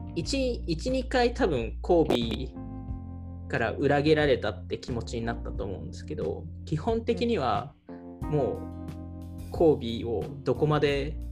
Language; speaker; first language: Japanese; early bilingual, heritage; Japanese